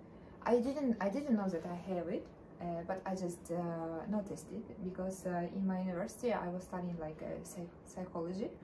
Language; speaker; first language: English; non-native, learner; Russian